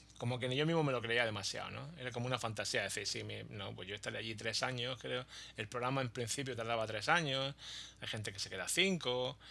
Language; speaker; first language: Spanish; native; Spanish